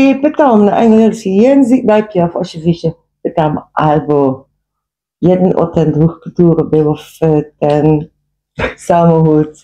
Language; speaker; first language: Polish; non-native, learner; Dutch